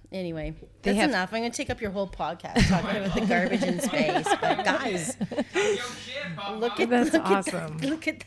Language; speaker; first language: English; native; English